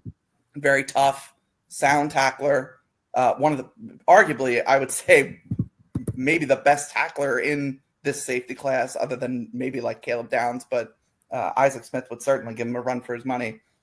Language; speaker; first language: English; native; English